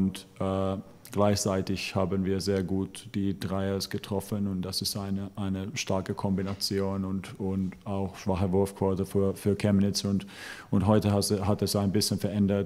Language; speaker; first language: German; non-native, fluent; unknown